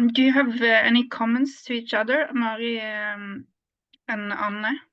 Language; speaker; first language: English; non-native, fluent; Norwegian